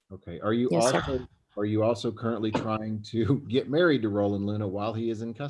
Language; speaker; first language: English; native; English